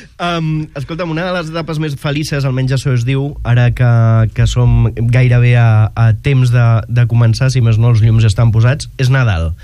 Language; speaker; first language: Catalan; native; Catalan